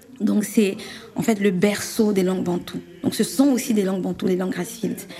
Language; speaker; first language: French; native; French